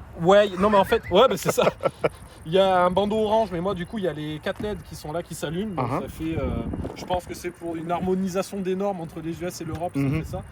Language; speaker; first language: French; native; French